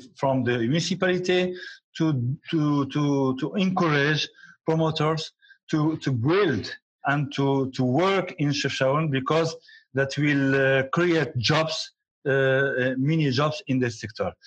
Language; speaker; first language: English; non-native, learner; Arabic